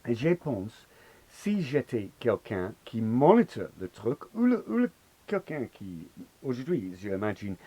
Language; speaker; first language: French; non-native, learner; English